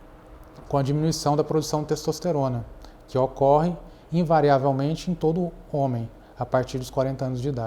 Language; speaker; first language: Portuguese; native; Portuguese